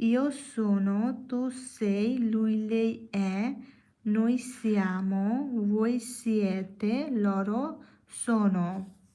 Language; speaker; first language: Italian; non-native, fluent; Bangla